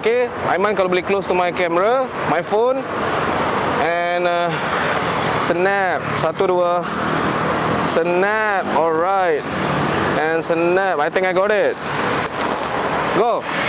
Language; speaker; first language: English; non-native, local second language; Malay